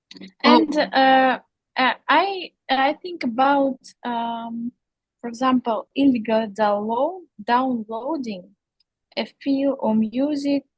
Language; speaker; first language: English; non-native, learner; Russian